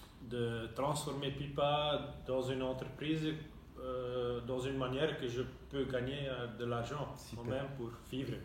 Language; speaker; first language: French; non-native, local second language; Dutch